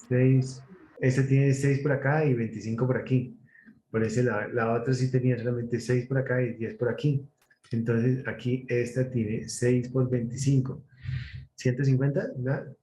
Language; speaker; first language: Spanish; native; Spanish